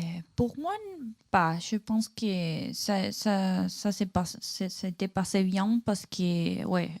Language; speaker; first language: French; non-native, learner; Spanish